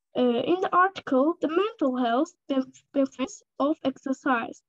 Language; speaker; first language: English; non-native, fluent; Georgian